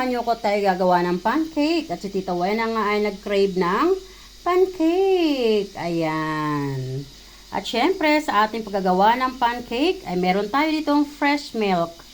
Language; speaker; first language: Filipino; native; Filipino